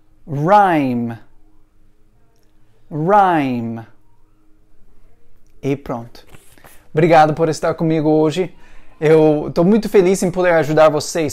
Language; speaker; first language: Portuguese; non-native, fluent; English